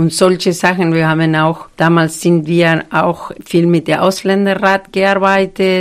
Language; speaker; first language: German; non-native, fluent; Spanish